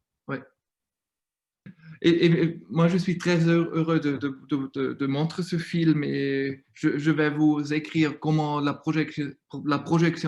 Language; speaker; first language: French; non-native, fluent; German